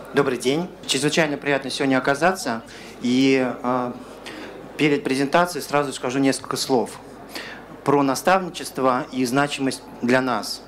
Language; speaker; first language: Russian; native; Russian